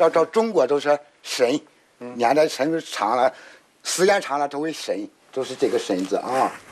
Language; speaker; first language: Chinese; native; Chinese